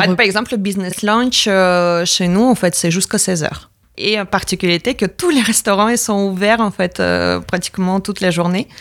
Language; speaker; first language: French; non-native, fluent; Latvian